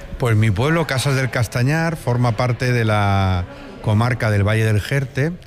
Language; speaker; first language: Spanish; native; Spanish